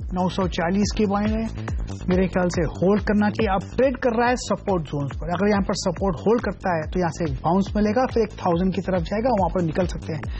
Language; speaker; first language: Hindi; non-native, local second language; Gujarati